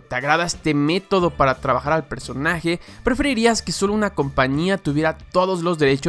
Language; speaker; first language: Spanish; native; Spanish